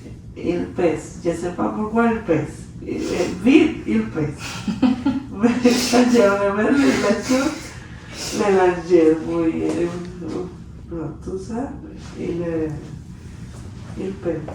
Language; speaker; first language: French; non-native, learner; Spanish